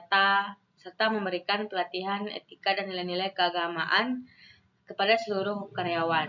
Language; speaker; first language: Indonesian; non-native, local second language; Balinese